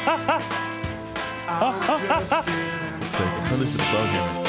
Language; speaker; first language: English; native; English